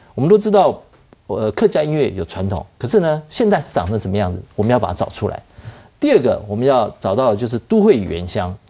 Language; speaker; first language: Chinese; native; Chinese